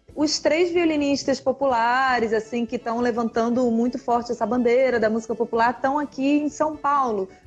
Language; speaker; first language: Portuguese; native; Portuguese